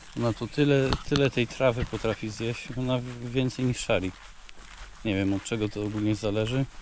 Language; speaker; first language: Polish; native; Polish